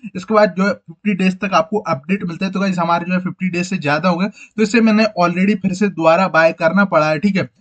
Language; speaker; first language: Hindi; native; Hindi